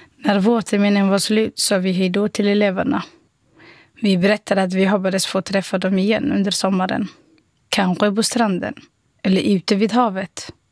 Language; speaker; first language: Swedish; non-native, fluent; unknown